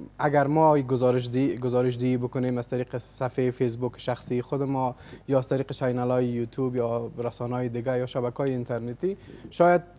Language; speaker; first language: Persian; native; Persian